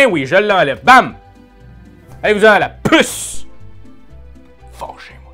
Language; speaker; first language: French; native; French